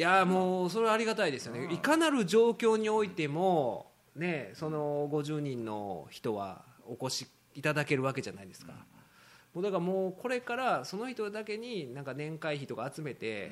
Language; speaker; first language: Japanese; native; Japanese